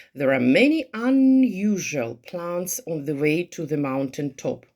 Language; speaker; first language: English; non-native, fluent; Ukrainian